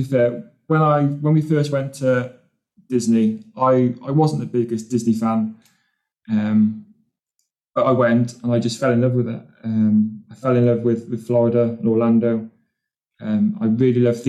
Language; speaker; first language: English; native; English